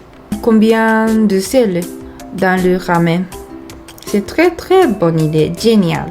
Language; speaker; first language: French; non-native, fluent; Japanese